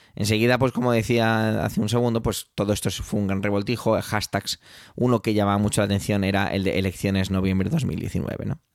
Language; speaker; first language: Spanish; early bilingual, other home language; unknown